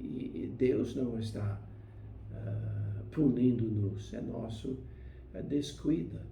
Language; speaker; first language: Portuguese; non-native, fluent; English